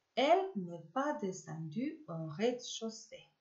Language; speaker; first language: French; non-native, fluent; Macedonian